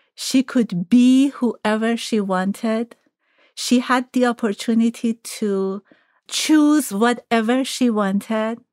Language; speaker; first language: English; non-native, fluent; Persian